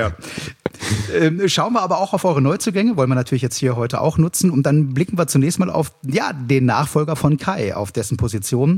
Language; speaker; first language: German; native; German